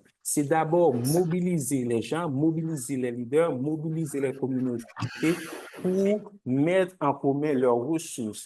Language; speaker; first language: French; non-native, local second language; Haitian Creole